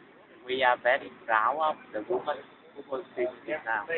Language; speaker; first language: English; non-native, learner; Vietnamese